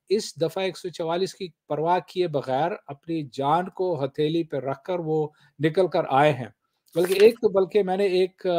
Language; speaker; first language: Urdu; non-native, local second language; Pashto